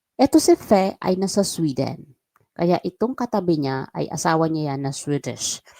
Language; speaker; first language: Filipino; non-native, local second language; Waray